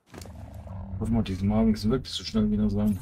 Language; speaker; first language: German; native; German